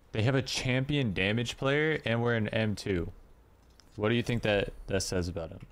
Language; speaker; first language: English; native; English